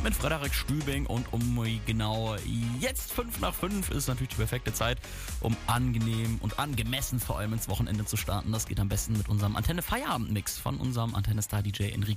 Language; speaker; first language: German; native; German